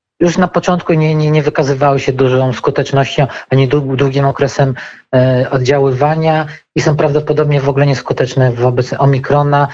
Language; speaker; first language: Polish; native; Polish